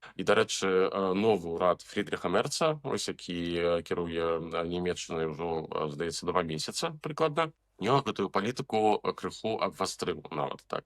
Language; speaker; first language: Belarusian; native; Belarusian